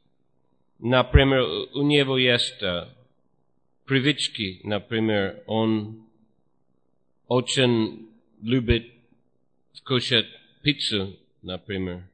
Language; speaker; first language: Russian; non-native, fluent; English